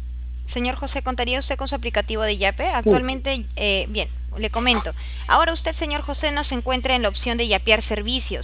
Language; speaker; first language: Spanish; native; Spanish